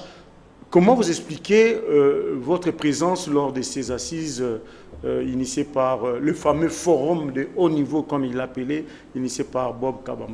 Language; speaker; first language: French; non-native, local second language; Lingala